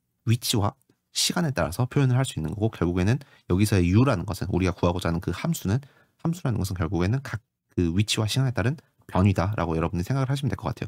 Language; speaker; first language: Korean; native; Korean